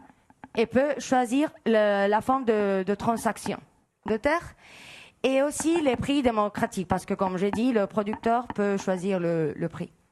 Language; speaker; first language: French; non-native, fluent; Spanish